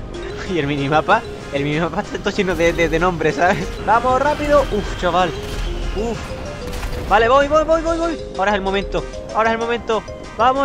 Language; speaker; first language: Spanish; native; Spanish